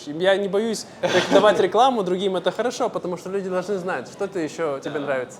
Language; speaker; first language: Russian; native; Russian